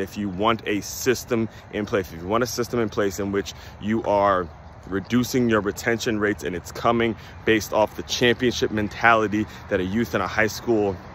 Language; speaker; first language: English; native; English